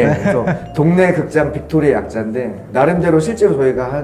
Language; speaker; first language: Korean; native; Korean